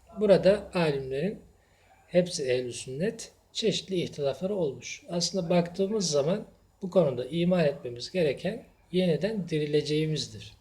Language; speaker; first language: Turkish; native; Turkish